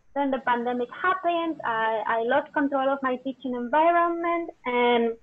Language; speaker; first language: English; non-native, fluent; Spanish